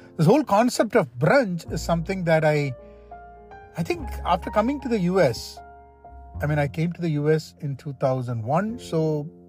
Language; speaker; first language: English; non-native, local second language; Malayalam